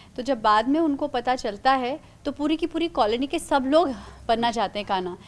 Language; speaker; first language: Hindi; native; Hindi